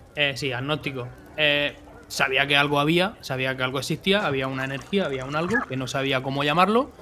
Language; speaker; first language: Spanish; native; Spanish